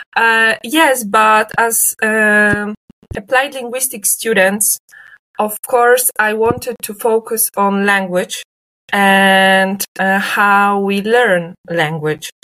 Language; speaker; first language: English; non-native, fluent; Polish